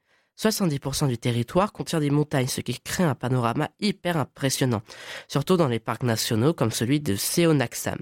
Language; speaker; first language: French; native; French